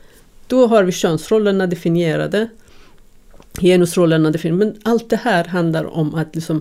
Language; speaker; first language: Swedish; non-native, fluent; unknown